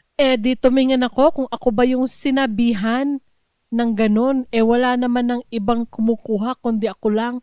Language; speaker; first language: Filipino; non-native, local second language; Cebuano